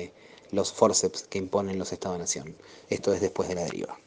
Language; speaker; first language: Spanish; native; Spanish